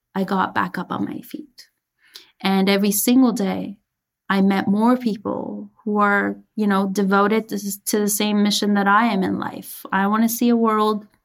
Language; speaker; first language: English; early bilingual, other home language; Persian